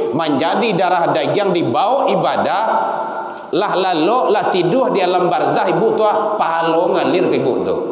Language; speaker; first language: Malay; non-native, local second language; Minangkabau